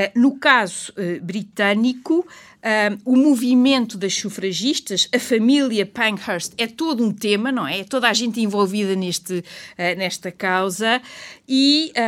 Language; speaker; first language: Portuguese; native; Portuguese